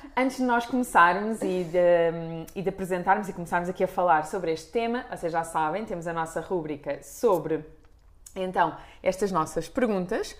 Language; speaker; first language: Portuguese; native; Portuguese